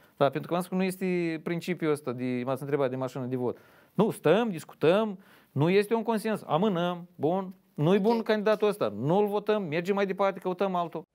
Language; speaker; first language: Romanian; native; Romanian